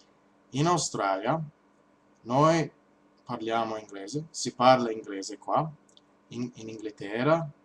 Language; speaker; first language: Italian; non-native, learner; English